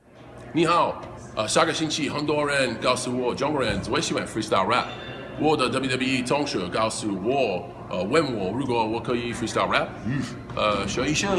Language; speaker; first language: Chinese; non-native, learner; English